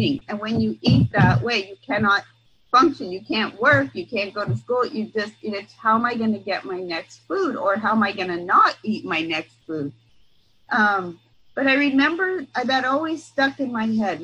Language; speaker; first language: English; native; English